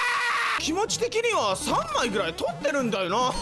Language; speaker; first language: Japanese; native; Japanese